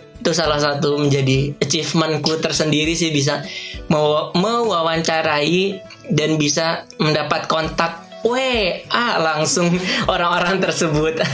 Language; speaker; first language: Indonesian; native; Indonesian